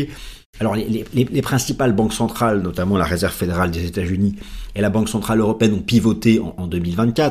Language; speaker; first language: French; native; French